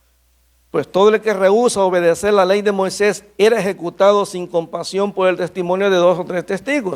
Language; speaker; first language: Spanish; native; Spanish